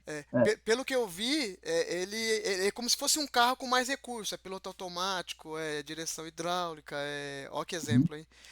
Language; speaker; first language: Portuguese; native; Portuguese